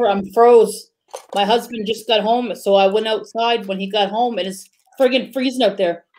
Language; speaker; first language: English; native; English